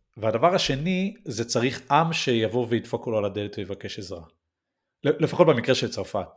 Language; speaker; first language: Hebrew; native; Hebrew